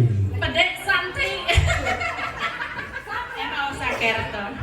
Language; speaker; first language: Finnish; non-native, fluent; Khmer